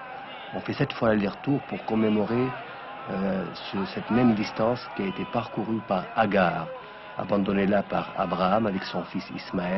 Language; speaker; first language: French; non-native, local second language; Arabic